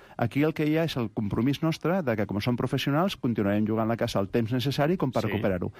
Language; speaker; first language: Catalan; non-native, local second language; Spanish